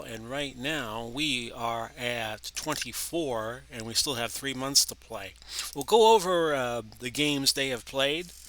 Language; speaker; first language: English; native; English